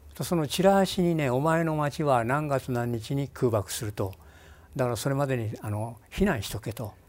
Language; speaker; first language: Japanese; native; Japanese